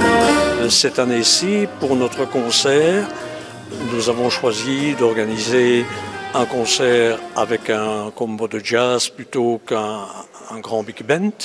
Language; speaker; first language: French; native; French